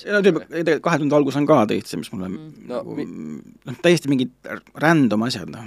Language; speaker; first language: Estonian; native; Estonian